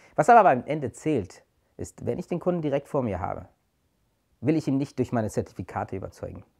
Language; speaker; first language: German; non-native, fluent; Persian